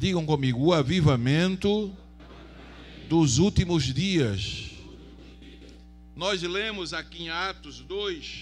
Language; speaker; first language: Portuguese; native; Portuguese